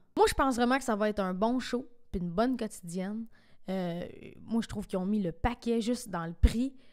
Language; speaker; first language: French; native; French